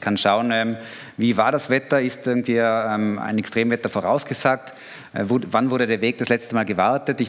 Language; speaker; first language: German; native; German